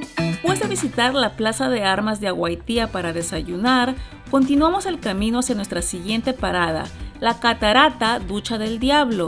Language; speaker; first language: Spanish; native; Spanish